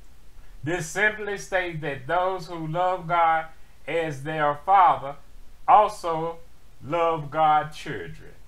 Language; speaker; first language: English; native; English